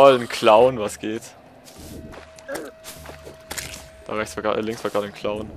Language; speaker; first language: German; native; German